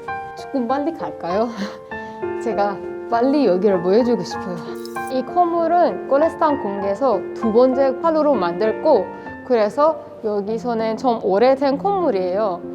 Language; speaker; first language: Korean; non-native, fluent; Persian